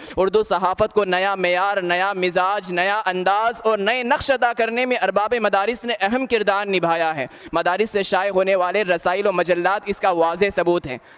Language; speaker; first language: Urdu; native; Urdu